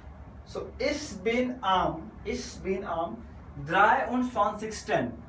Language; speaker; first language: German; non-native, fluent; Hindi